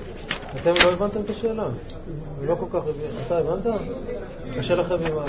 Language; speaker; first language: Hebrew; native; Hebrew